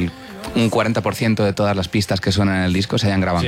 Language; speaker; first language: Spanish; native; Spanish